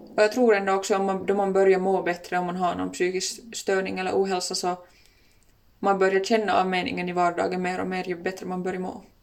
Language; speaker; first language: Swedish; native; Swedish